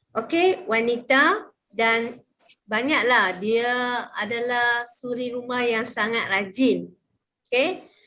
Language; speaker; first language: Malay; native; Malay